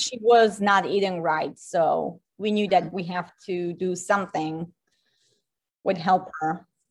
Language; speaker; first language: English; non-native, fluent; Polish